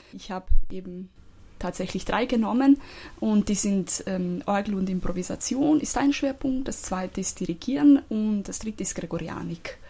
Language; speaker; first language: German; non-native, fluent; Croatian